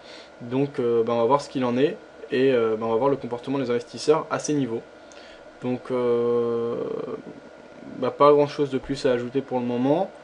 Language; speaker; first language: French; native; French